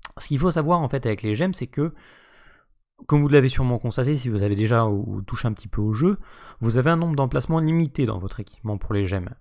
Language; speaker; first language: French; native; French